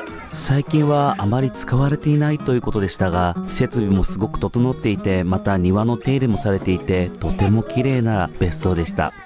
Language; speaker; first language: Japanese; native; Japanese